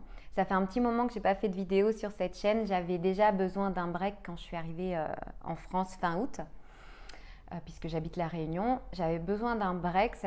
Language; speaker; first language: French; native; French